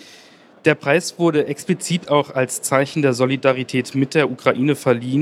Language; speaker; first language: German; native; German